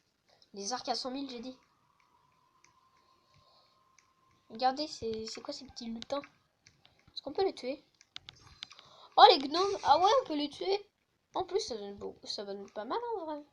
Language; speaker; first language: French; native; French